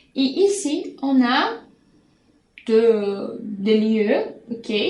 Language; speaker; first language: French; non-native, fluent; Portuguese